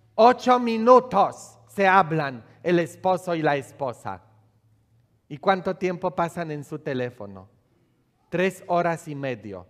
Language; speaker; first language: Spanish; non-native, fluent; Polish